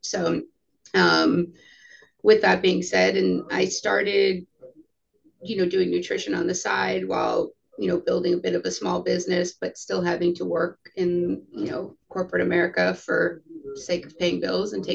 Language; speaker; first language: English; native; English